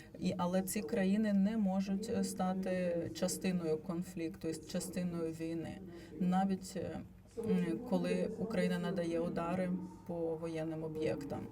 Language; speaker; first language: Ukrainian; non-native, fluent; Latvian